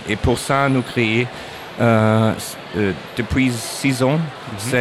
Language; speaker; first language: French; non-native, learner; German